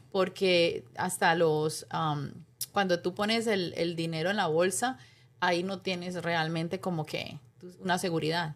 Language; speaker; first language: Spanish; native; Spanish